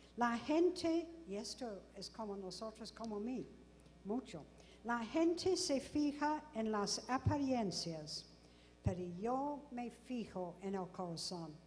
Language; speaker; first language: Spanish; non-native, fluent; English